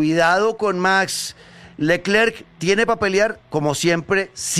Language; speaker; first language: Spanish; native; Spanish